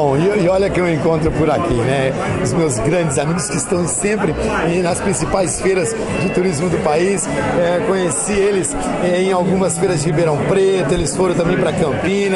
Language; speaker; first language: Portuguese; native; Portuguese